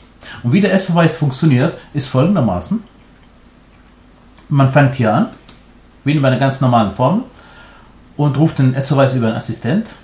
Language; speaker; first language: German; non-native, fluent; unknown